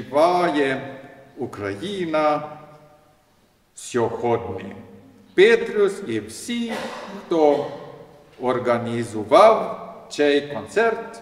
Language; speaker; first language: Ukrainian; non-native, learner; Swedish